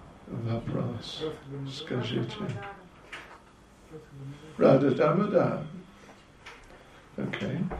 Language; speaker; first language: Russian; non-native, learner; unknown